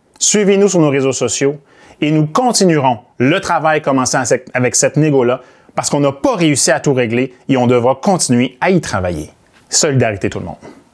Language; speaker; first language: French; native; French